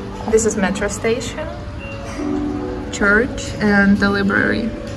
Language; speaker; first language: English; non-native, fluent; Russian